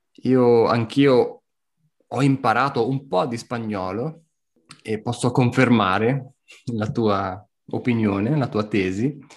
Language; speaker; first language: Italian; native; Italian